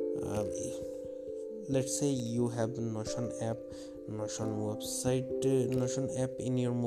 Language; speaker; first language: English; non-native, local second language; Bangla